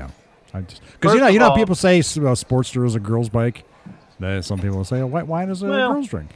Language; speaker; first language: English; native; English